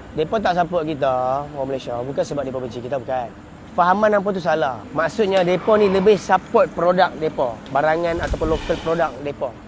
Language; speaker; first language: Malay; native; Malay